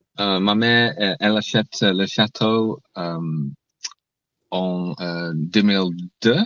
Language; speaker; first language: French; non-native, learner; English